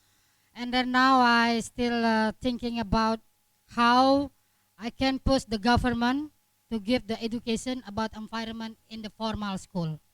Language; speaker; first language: English; non-native, learner; Indonesian